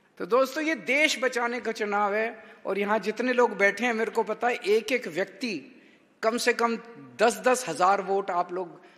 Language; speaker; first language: Hindi; native; Hindi